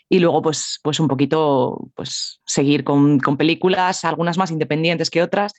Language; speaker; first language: Spanish; native; Spanish